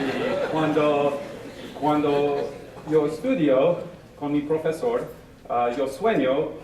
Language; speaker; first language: Spanish; non-native, learner; English